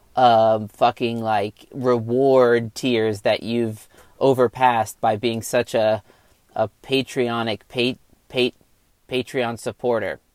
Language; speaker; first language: English; native; English